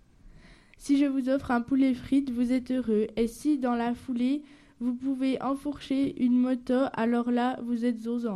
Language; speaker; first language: French; native; French